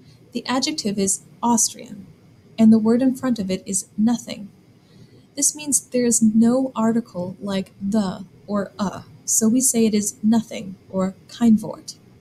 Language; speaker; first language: English; native; English